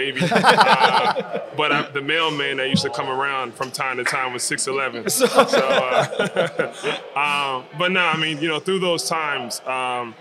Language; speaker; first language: English; native; English